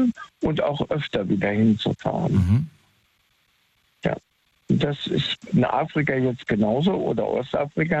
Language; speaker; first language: German; native; German